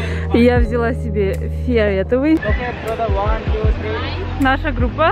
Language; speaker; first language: Russian; non-native, local second language; Kazakh